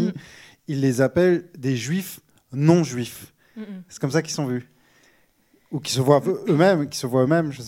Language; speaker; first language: French; native; French